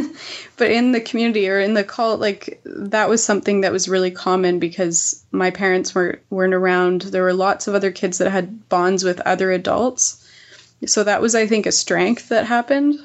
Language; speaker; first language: English; native; English